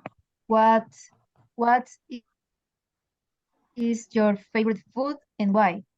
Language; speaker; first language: English; non-native, learner; Spanish